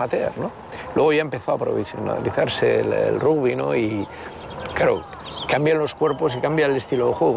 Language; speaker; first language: Spanish; native; Spanish